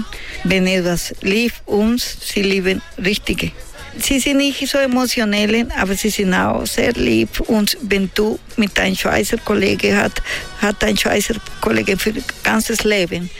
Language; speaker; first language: German; non-native, fluent; Spanish